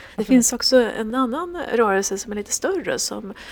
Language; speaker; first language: Swedish; native; Swedish